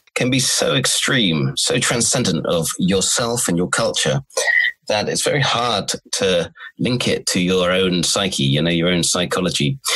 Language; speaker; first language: English; native; English